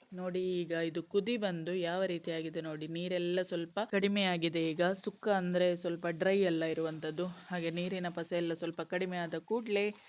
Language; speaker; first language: Kannada; non-native, local second language; Konkani